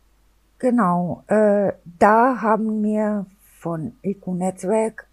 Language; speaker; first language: German; non-native, local second language; Albanian